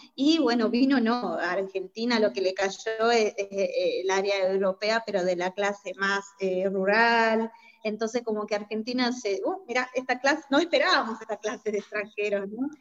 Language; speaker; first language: Spanish; native; Spanish